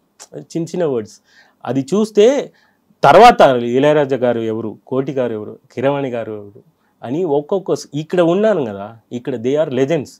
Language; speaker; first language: Telugu; non-native, fluent; Tamil